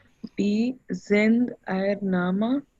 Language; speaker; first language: German; non-native, learner; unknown